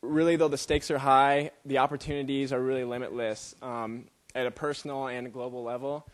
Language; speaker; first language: English; native; English